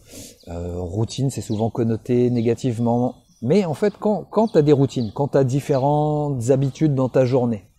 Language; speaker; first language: French; native; French